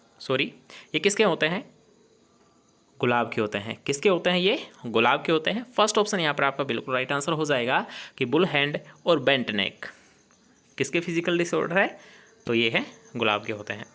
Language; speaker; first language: Hindi; native; Hindi